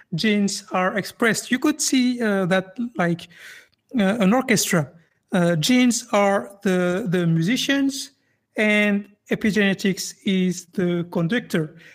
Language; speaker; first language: English; non-native, fluent; French